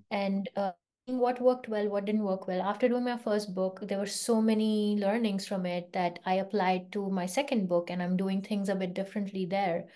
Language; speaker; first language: English; non-native, local second language; Hindi